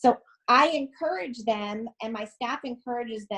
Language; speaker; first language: English; native; English